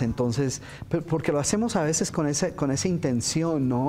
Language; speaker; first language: Spanish; native; Spanish